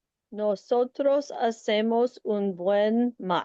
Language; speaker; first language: Spanish; non-native, learner; English